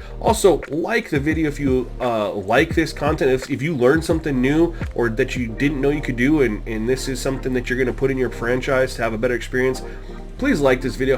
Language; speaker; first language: English; native; English